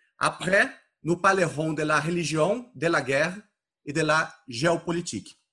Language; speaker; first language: French; non-native, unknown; Portuguese